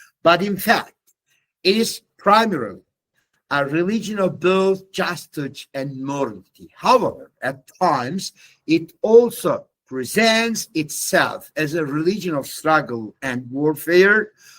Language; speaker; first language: English; non-native, fluent; Turkish